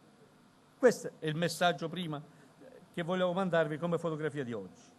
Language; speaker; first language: Italian; native; Italian